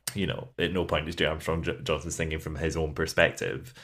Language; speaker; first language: English; native; English